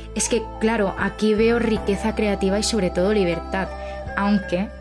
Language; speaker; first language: Spanish; native; Spanish